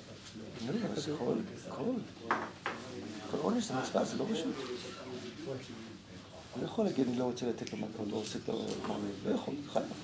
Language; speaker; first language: Hebrew; non-native, fluent; French